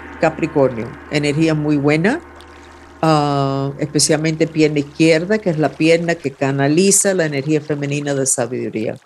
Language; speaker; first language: Spanish; non-native, fluent; English